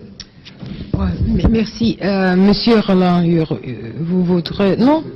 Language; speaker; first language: French; non-native, learner; Russian